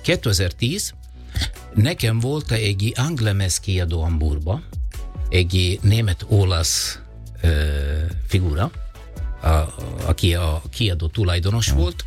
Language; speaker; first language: Hungarian; non-native, learner; Italian